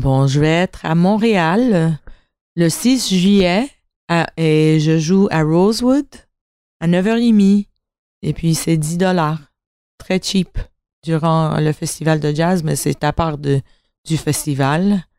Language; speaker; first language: French; non-native, local second language; English